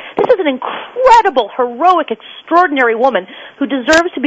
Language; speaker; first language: English; native; English